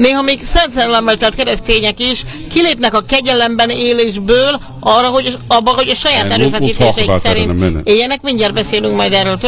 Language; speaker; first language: Hungarian; native; Hungarian